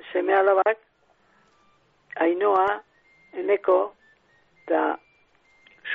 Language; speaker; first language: Basque; native; Basque